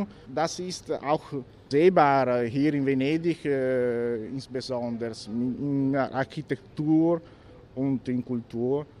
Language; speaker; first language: German; non-native, learner; Italian